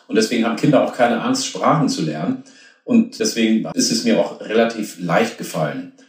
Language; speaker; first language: German; early bilingual, other home language; Oromo